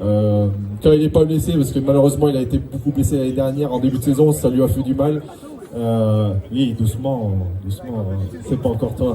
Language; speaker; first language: French; native; French